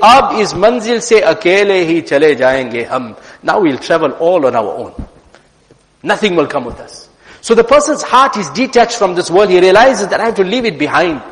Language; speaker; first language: English; native; English